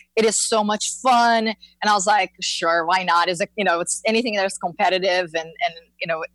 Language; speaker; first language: English; non-native, fluent; Portuguese